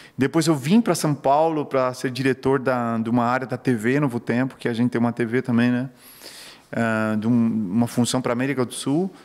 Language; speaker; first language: Portuguese; non-native, fluent; Spanish